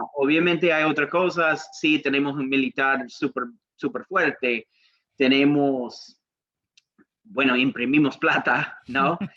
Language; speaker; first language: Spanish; non-native, learner; English